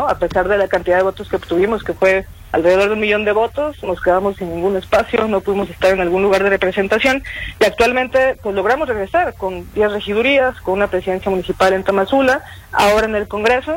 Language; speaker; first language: Spanish; native; Spanish